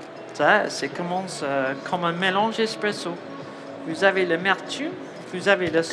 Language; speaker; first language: French; non-native, learner; English